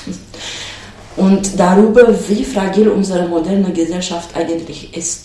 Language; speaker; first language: German; non-native, fluent; Romanian